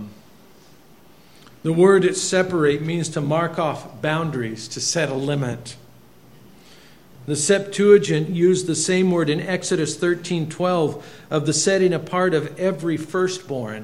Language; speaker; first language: English; native; English